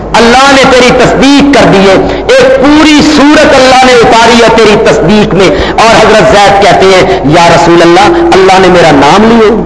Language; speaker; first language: Urdu; native; Urdu